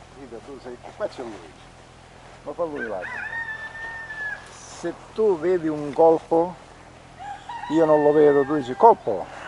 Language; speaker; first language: Italian; native; Italian